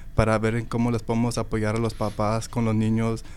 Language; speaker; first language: Spanish; early bilingual, heritage; Spanish